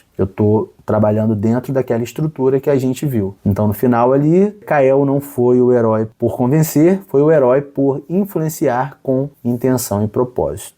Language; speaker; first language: Portuguese; native; Portuguese